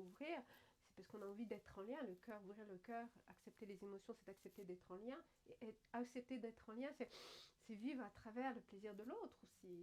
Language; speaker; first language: French; native; French